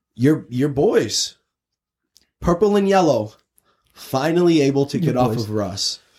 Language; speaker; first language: English; native; English